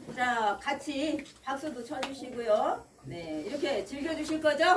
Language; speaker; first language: Korean; native; Korean